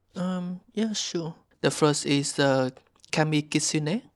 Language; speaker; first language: English; non-native, learner; Vietnamese